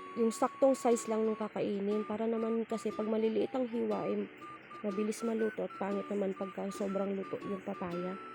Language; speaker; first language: Filipino; non-native, local second language; Bikol